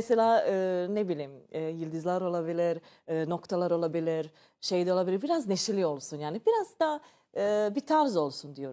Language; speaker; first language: Turkish; non-native, learner; Serbian